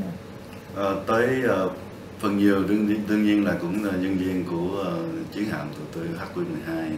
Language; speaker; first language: Vietnamese; non-native, local second language; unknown